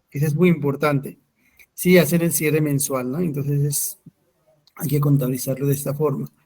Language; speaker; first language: Spanish; non-native, fluent; Hindi